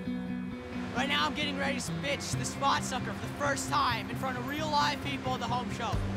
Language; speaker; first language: English; native; English